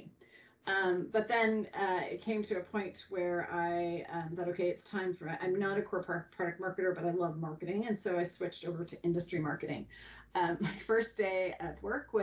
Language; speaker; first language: English; native; English